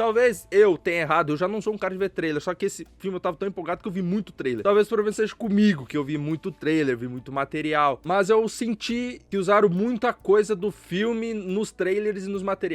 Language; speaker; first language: Portuguese; native; Portuguese